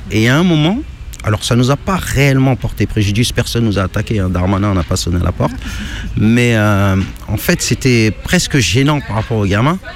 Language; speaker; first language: French; native; French